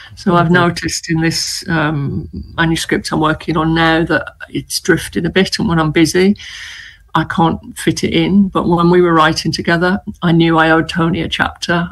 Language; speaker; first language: English; native; English